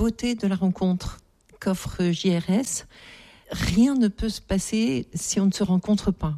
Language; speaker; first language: French; native; French